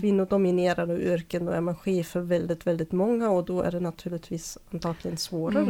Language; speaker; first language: Swedish; non-native, fluent; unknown